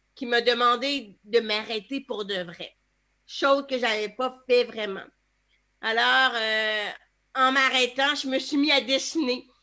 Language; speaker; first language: French; native; French